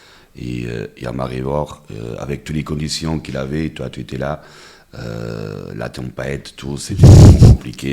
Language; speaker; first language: French; non-native, fluent; Portuguese